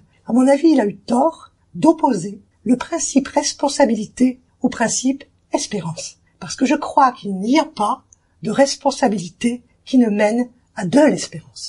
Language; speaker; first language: French; native; French